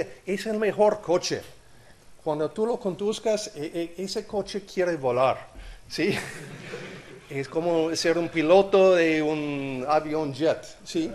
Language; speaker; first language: Spanish; non-native, learner; English